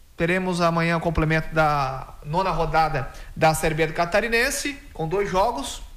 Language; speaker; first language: Portuguese; native; Portuguese